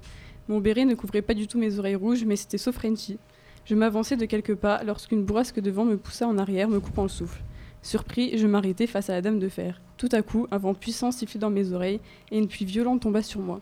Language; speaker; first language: French; native; French